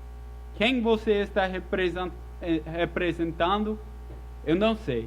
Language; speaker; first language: Portuguese; non-native, fluent; English